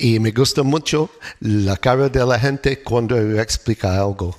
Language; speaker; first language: Spanish; non-native, learner; English